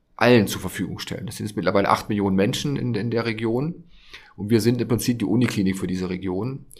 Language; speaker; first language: German; native; German